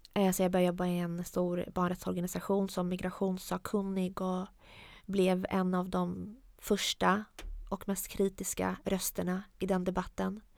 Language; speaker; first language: Swedish; early bilingual, other home language; Arabic